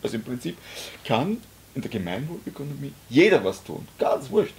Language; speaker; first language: German; native; German